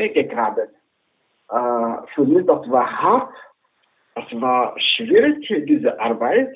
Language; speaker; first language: German; non-native, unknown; Wolof